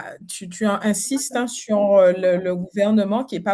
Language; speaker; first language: French; native; French